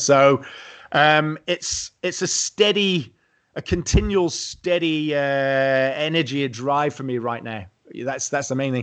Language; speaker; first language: English; native; English